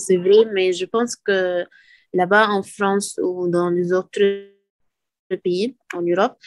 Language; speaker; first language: French; non-native, learner; Arabic